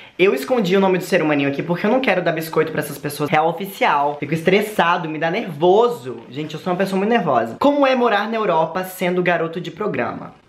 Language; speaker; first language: Portuguese; native; Portuguese